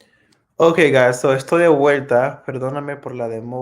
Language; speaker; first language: Spanish; non-native, fluent; English